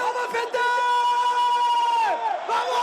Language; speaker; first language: French; non-native, learner; Arabic